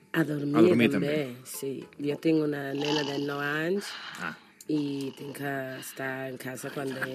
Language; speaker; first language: Catalan; non-native, learner; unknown